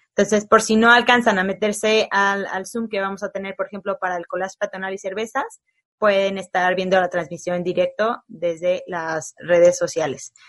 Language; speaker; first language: Spanish; native; Spanish